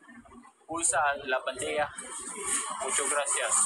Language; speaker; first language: Spanish; non-native, learner; Malay